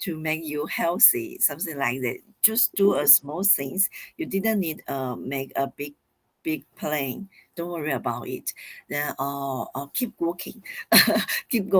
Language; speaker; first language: English; non-native, fluent; Chinese